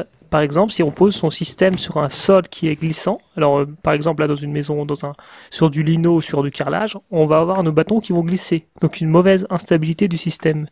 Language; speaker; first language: French; native; French